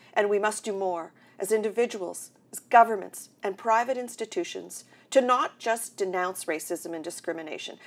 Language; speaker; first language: English; native; English